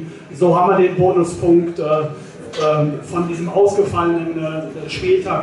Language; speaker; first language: German; native; German